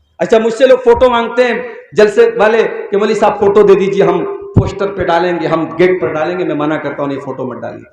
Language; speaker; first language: Urdu; native; Urdu